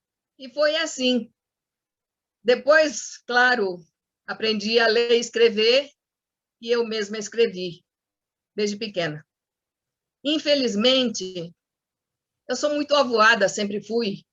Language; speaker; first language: Portuguese; non-native, fluent; Spanish